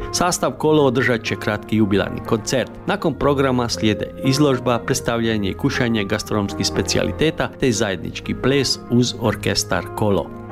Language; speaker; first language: Croatian; early bilingual, heritage; Croatian